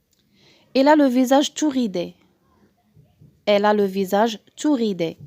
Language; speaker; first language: French; non-native, local second language; Arabic